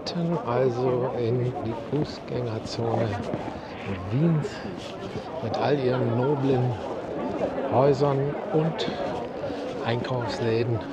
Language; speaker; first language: German; native; German